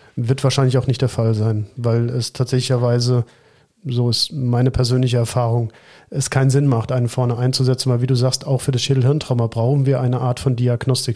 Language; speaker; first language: German; native; German